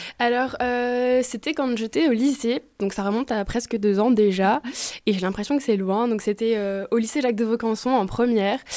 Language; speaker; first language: French; native; French